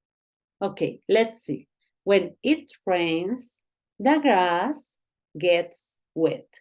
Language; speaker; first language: English; non-native, learner; Spanish